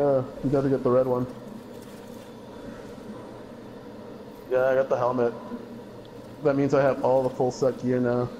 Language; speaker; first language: English; native; English